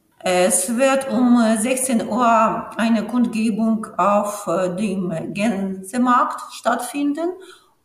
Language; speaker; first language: German; non-native, fluent; Ukrainian